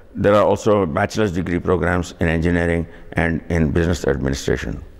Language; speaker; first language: English; non-native, local second language; Tamil